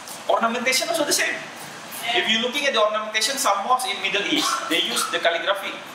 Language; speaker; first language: English; non-native, fluent; Indonesian